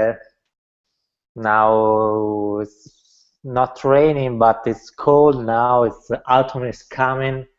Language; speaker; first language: English; non-native, learner; Italian